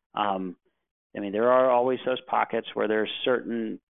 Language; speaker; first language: English; native; English